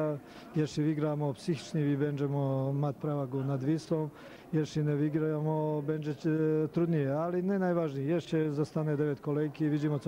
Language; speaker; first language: Polish; non-native, learner; Serbian